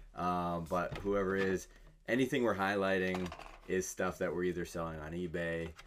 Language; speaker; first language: English; native; English